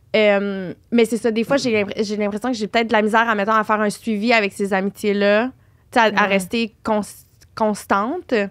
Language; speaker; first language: French; native; French